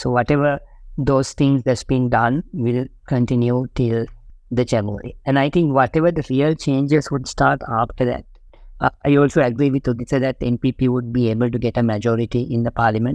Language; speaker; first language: English; non-native, local second language; Sinhala